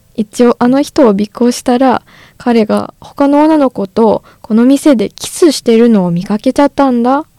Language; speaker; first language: Japanese; non-native, fluent; Chinese